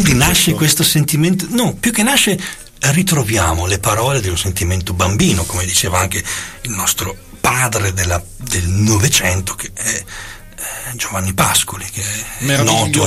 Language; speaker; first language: Italian; native; Italian